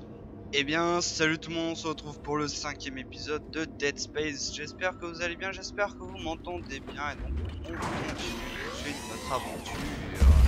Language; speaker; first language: French; native; French